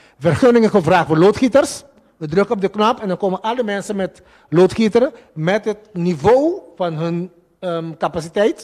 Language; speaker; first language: Dutch; non-native, local second language; Papiamento